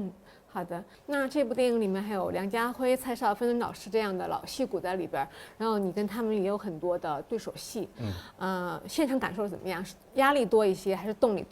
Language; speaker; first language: Chinese; native; Chinese